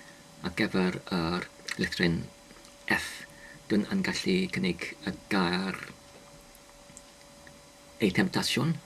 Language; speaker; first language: Welsh; non-native, learner; English